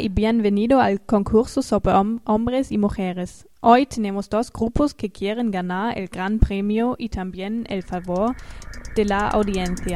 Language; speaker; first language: Spanish; non-native, learner; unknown